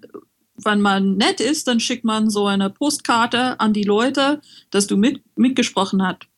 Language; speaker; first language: German; non-native, learner; French